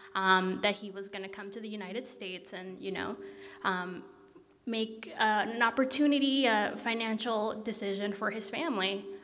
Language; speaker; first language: English; native; English